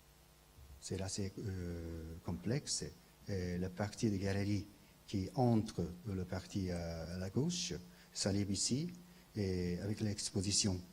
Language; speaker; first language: French; non-native, learner; Japanese